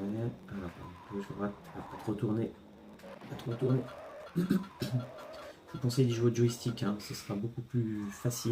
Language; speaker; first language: French; native; French